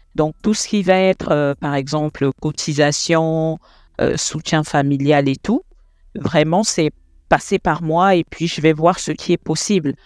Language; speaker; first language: French; non-native, local second language; Lingala